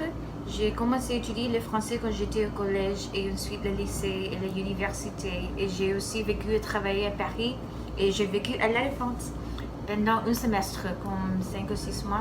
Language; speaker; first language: French; non-native, learner; English